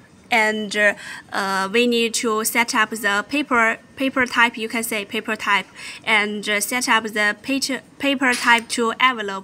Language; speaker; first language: English; non-native, learner; Chinese